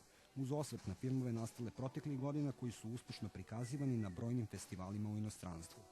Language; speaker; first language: Serbian; native; Serbian